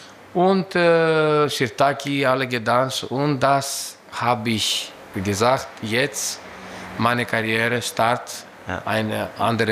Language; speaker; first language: German; non-native, learner; Greek